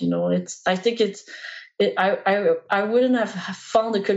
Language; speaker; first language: English; non-native, fluent; French